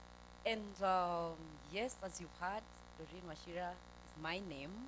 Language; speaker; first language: English; non-native, local second language; Swahili